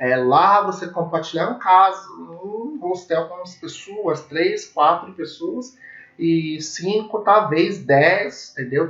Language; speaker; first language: Portuguese; non-native, learner; English